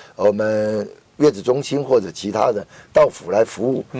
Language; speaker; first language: Chinese; native; Chinese